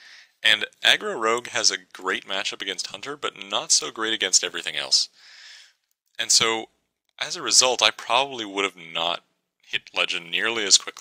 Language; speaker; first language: English; native; English